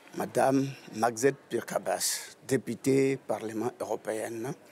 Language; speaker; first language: French; non-native, local second language; Lingala